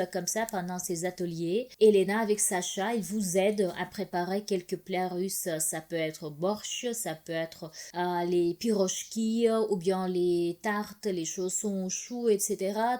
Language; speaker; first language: French; non-native, fluent; Russian